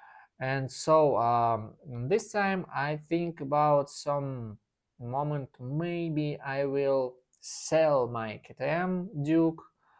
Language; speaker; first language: English; non-native, learner; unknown